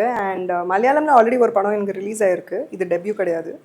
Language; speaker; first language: Tamil; non-native, fluent; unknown